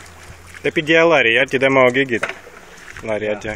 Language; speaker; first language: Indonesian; non-native, learner; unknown